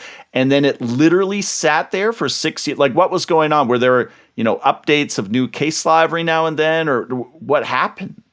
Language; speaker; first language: English; native; English